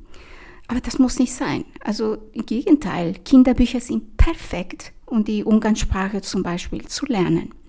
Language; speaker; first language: German; non-native, fluent; Spanish